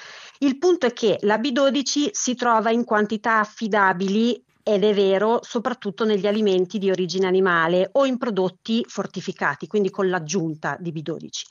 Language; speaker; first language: Italian; native; Italian